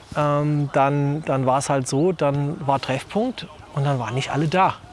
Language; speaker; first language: German; native; German